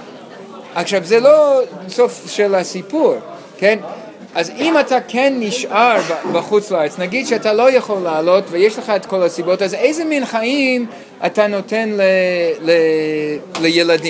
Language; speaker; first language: Hebrew; non-native, fluent; English